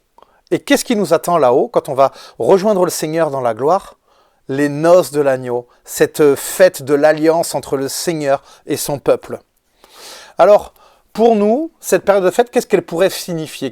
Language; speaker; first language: French; native; French